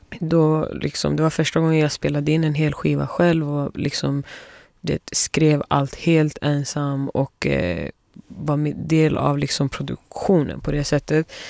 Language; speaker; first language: Swedish; early bilingual, other home language; Somali